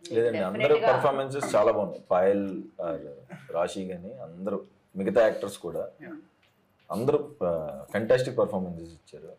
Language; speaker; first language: Telugu; native; Telugu